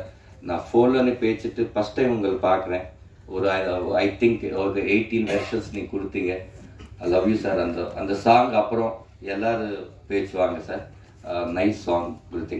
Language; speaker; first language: Tamil; non-native, learner; Telugu